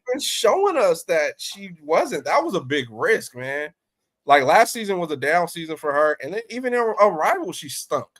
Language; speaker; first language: English; native; English